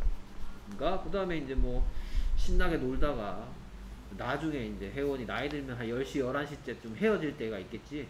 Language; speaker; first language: Korean; native; Korean